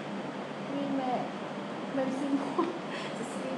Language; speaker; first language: French; non-native, learner; Khmer